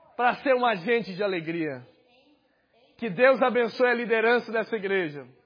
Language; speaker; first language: Portuguese; native; Portuguese